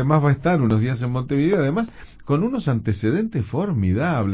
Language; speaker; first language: Spanish; native; Spanish